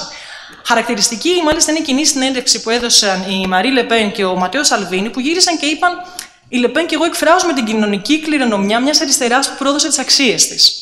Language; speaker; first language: Greek; native; Greek